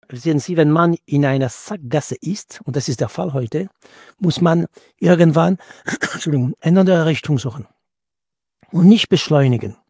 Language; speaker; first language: German; non-native, fluent; French